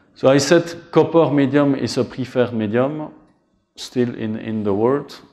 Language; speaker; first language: English; non-native, fluent; French